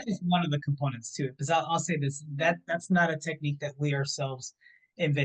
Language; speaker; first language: English; native; English